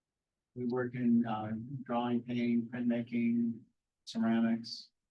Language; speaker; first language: English; native; English